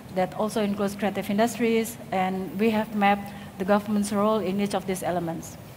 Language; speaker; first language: English; non-native, fluent; Indonesian